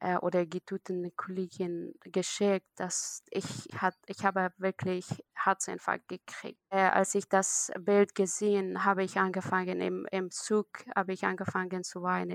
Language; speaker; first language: German; non-native, learner; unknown